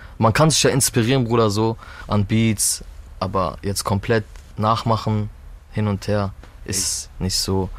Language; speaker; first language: German; early bilingual, other home language; Turkish